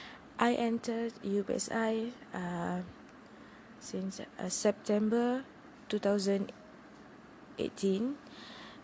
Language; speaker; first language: English; non-native, learner; Malay